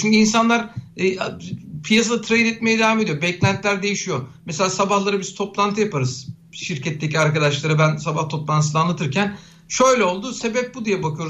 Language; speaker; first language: Turkish; native; Turkish